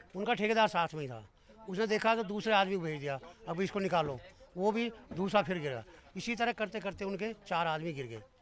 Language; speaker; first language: Hindi; native; Hindi